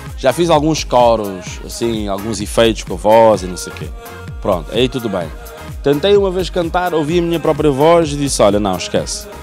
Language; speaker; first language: Portuguese; native; Portuguese